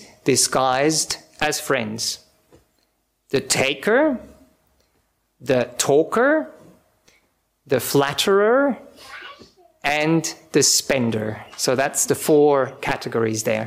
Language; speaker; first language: English; non-native, fluent; German